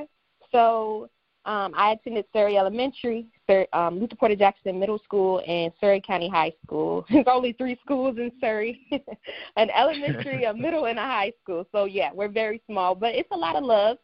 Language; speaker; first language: English; native; English